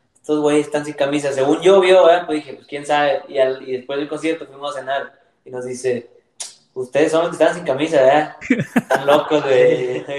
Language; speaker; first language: Spanish; native; Spanish